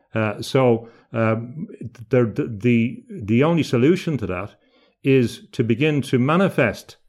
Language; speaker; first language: English; native; English